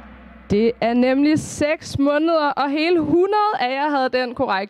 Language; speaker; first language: Danish; native; Danish